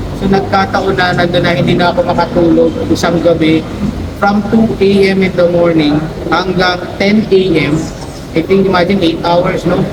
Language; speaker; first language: Filipino; native; Filipino